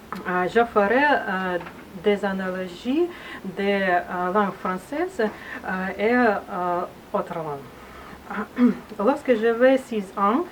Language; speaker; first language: French; non-native, learner; Russian